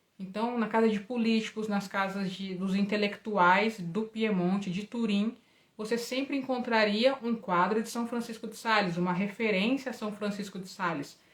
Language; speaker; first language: Portuguese; native; Portuguese